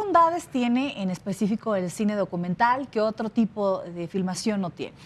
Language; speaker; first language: Spanish; native; Spanish